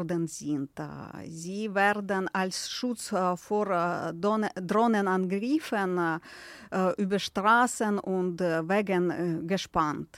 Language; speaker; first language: German; non-native, fluent; Ukrainian